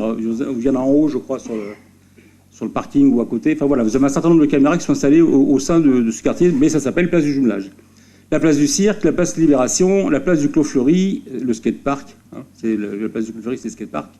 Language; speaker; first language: French; native; French